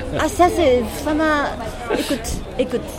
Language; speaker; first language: French; non-native, learner; Japanese